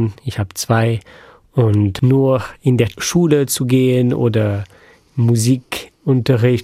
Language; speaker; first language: German; non-native, fluent; French